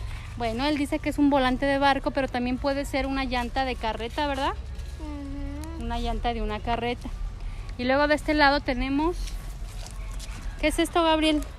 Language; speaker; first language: Spanish; native; Spanish